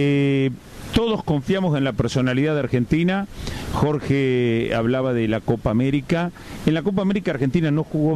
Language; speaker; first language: Spanish; native; Spanish